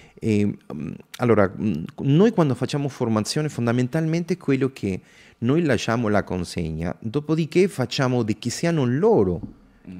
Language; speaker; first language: Italian; non-native, fluent; Spanish